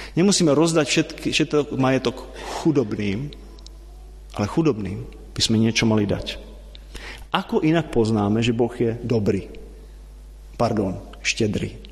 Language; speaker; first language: Slovak; non-native, fluent; Czech